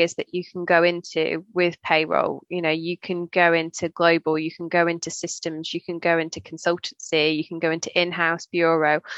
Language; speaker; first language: English; native; English